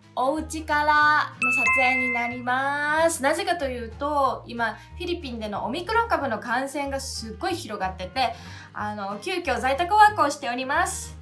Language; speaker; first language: Japanese; native; Japanese